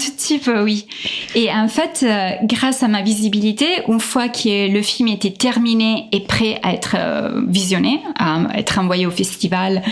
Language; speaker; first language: French; non-native, fluent; Italian